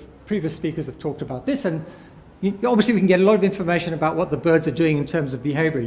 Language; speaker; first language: English; native; English